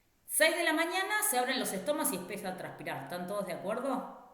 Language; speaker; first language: Spanish; native; Spanish